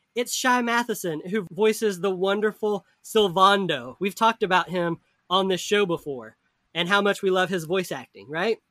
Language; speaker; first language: English; native; English